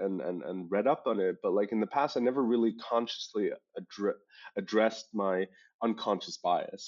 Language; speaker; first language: English; non-native, local second language; German